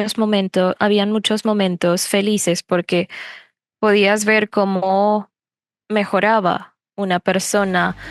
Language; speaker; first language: Spanish; non-native, fluent; English